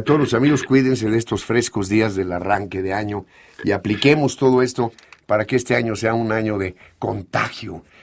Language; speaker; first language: Spanish; native; Spanish